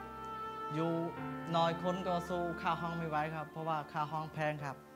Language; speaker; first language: Thai; non-native, learner; Khmer